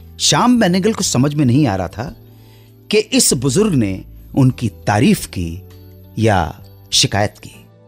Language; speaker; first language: Hindi; native; Hindi